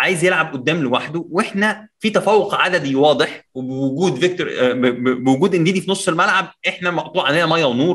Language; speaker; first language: Arabic; native; Arabic